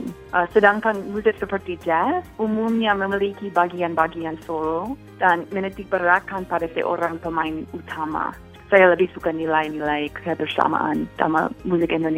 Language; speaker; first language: Indonesian; non-native, fluent; English